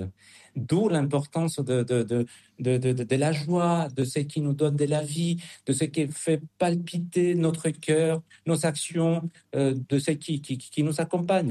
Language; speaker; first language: French; non-native, fluent; Spanish